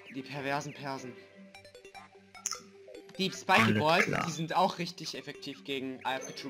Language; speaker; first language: German; native; German